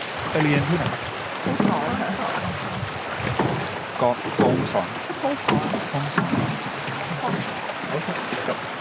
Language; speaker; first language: Thai; non-native, fluent; English